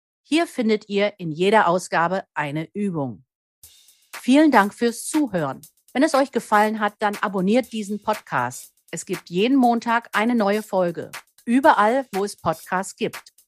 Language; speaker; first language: German; native; German